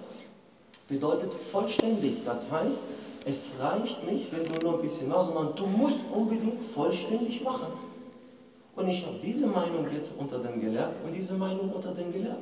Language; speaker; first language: German; non-native, fluent; Arabic